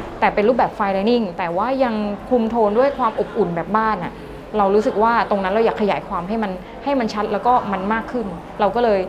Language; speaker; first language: Thai; native; Thai